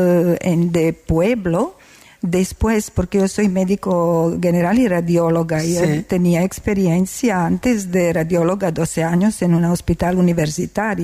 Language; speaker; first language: Spanish; non-native, learner; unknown